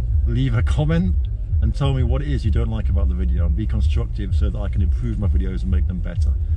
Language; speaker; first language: English; native; English